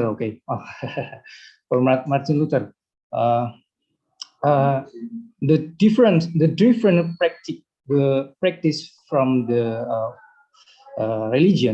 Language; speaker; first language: English; non-native, learner; Indonesian